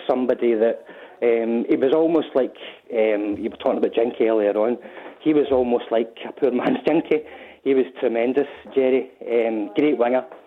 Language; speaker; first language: English; native; English